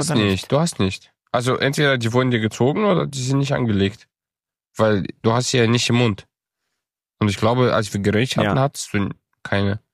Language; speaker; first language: German; early bilingual, other home language; Romanian